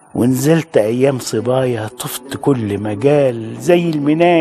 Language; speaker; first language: Arabic; native; Arabic